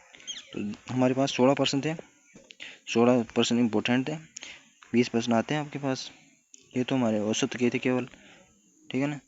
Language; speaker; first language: Hindi; native; Hindi